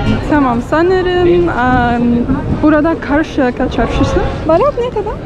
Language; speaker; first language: Turkish; non-native, learner; English